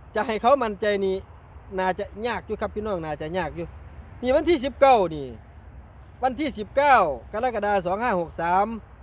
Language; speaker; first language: Thai; native; Thai